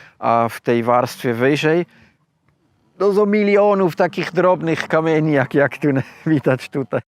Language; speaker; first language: Polish; non-native, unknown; German